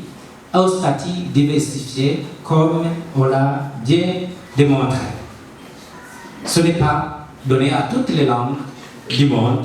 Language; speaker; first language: French; non-native, local second language; Rundi